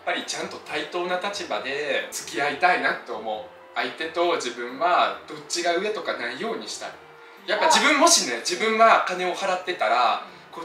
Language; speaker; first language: Japanese; early bilingual, other home language; Russian